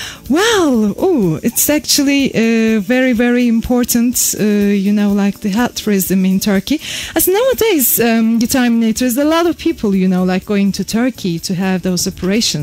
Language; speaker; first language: English; non-native, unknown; Turkish